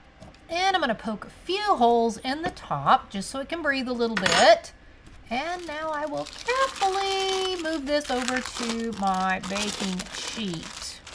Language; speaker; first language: English; native; English